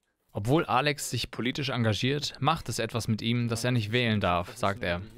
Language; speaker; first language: German; native; German